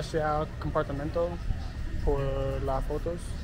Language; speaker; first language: Spanish; non-native, learner; English